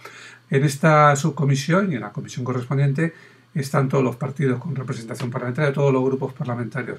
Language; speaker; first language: Spanish; native; Spanish